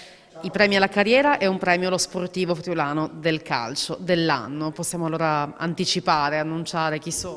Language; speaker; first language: Italian; native; Italian